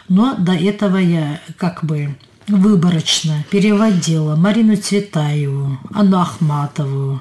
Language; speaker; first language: Russian; non-native, local second language; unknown